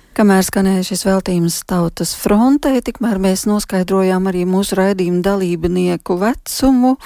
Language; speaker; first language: Latvian; native; Latvian